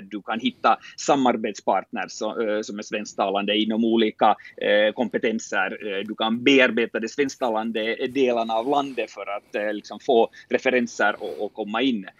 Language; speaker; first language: Swedish; native; Swedish